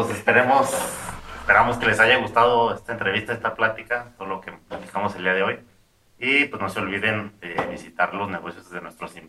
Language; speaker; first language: Spanish; native; Spanish